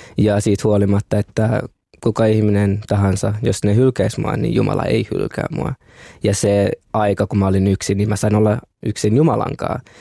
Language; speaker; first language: Finnish; early bilingual, other home language; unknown